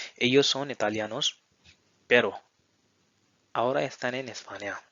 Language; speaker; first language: Spanish; non-native, fluent; Hindi